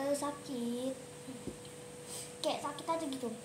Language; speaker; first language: Indonesian; native; Indonesian